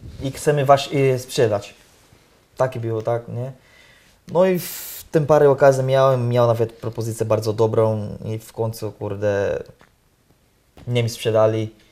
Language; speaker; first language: Polish; non-native, learner; Portuguese